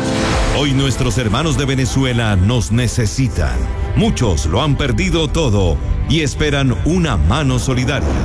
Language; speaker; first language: Spanish; native; Spanish